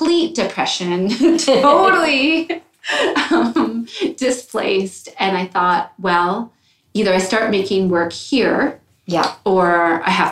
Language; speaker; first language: English; native; English